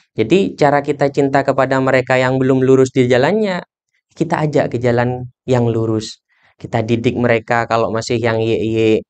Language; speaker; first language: Indonesian; non-native, local second language; Madurese